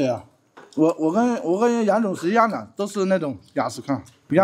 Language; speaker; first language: Chinese; native; Chinese